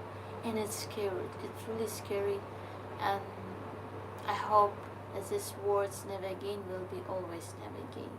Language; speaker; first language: English; non-native, learner; Ukrainian